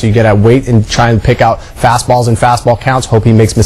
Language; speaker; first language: English; native; English